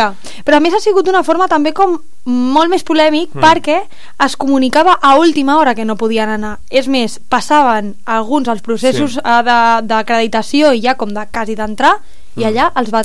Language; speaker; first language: Catalan; native; Catalan